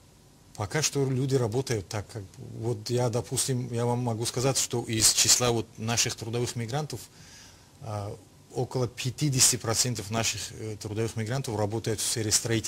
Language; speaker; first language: Russian; non-native, local second language; Tajik